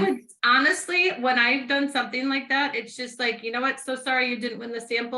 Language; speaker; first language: English; native; English